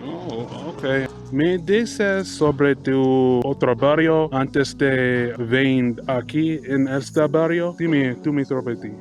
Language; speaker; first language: Spanish; non-native, learner; English